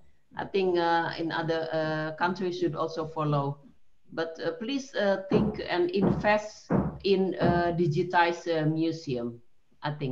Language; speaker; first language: English; non-native, fluent; Indonesian